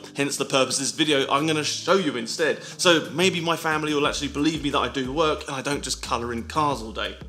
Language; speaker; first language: English; native; English